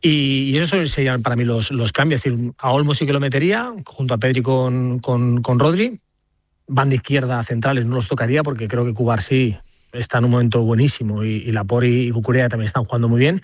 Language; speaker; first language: Spanish; native; Spanish